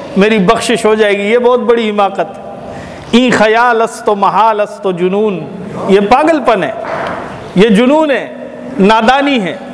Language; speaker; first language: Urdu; native; Urdu